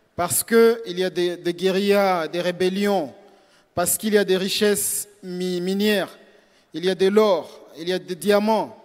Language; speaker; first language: French; non-native, local second language; Swahili